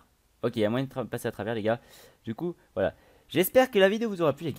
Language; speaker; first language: French; native; French